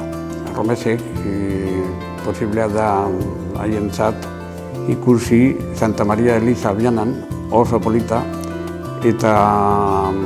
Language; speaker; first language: Basque; non-native, local second language; Spanish